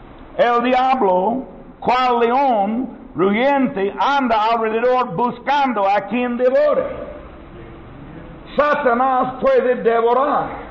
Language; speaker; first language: Spanish; non-native, learner; English